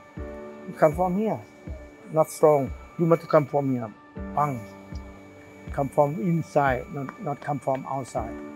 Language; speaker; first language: English; non-native, learner; Thai